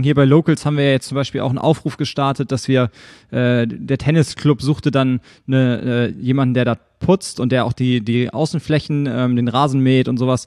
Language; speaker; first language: German; native; German